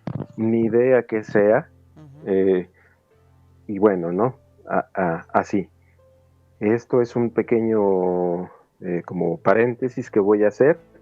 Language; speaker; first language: Spanish; native; Spanish